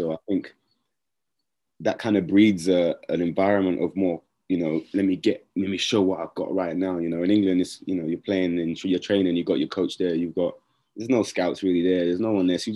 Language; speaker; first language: English; native; English